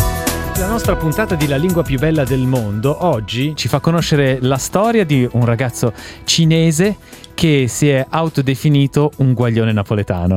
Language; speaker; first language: Italian; native; Italian